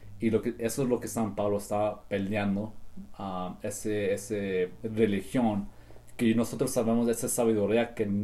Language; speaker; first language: Spanish; early bilingual, heritage; Spanish